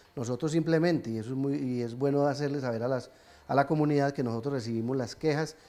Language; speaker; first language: Spanish; native; Spanish